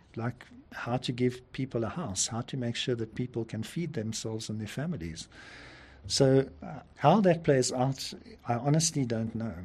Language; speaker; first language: English; native; English